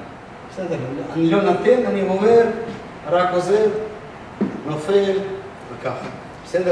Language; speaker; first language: Hebrew; non-native, fluent; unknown